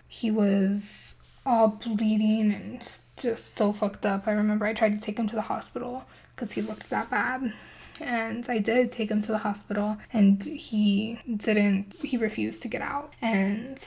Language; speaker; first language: English; native; English